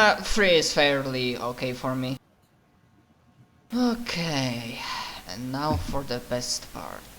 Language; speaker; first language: English; non-native, fluent; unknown